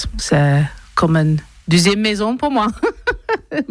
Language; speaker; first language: French; non-native, learner; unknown